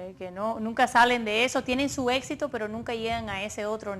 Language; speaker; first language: Spanish; early bilingual, other home language; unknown